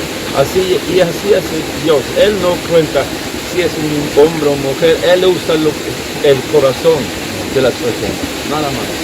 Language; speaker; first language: Spanish; non-native, fluent; Swedish